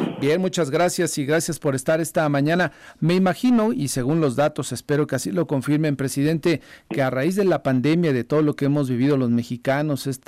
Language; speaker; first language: Spanish; native; Spanish